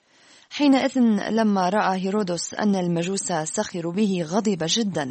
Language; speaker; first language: Arabic; native; Arabic